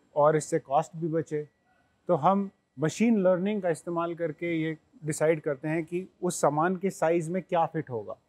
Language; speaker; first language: Hindi; native; Hindi